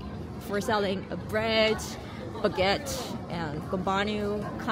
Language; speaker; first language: English; non-native, learner; Korean